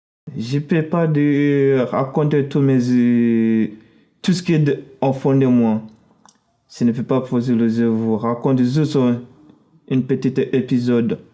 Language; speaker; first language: French; non-native, learner; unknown